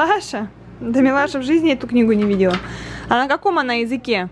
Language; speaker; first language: Russian; native; Russian